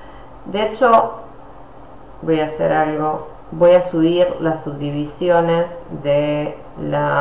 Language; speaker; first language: Spanish; native; Spanish